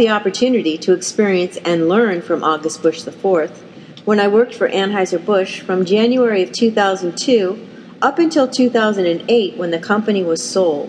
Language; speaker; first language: English; native; English